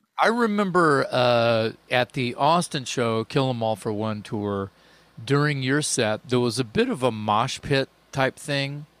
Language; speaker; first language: English; native; English